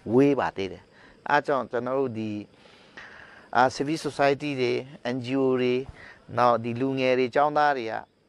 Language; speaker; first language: Burmese; non-native, local second language; Hakha Chin